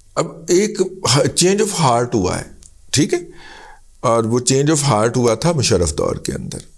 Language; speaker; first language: Urdu; native; Urdu